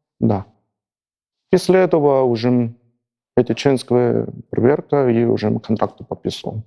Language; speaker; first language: Ukrainian; non-native, learner; Chinese